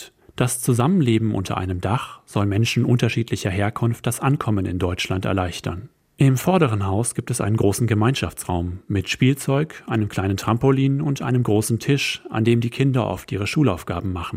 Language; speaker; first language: German; native; German